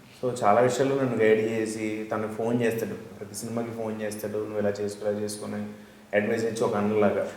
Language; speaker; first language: Telugu; native; Telugu